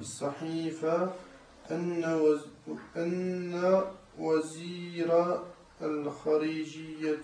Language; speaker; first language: Arabic; non-native, learner; French